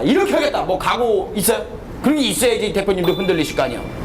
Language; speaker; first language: Korean; native; Korean